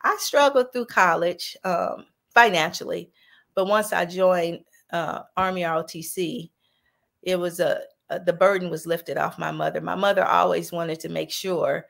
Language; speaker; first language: English; native; English